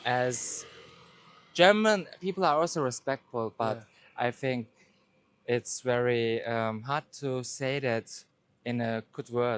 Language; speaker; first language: English; non-native, learner; Turkish